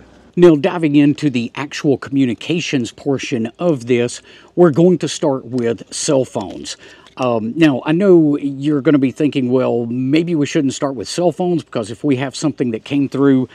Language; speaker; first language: English; native; English